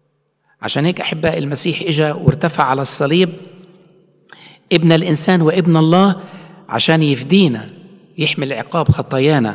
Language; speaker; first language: Arabic; native; Arabic